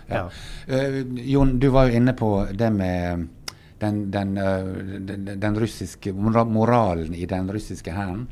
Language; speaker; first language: Norwegian; native; Norwegian